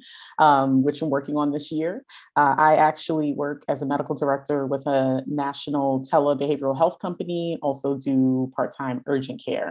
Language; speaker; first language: English; native; English